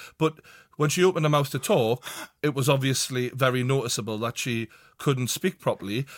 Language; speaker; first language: English; native; English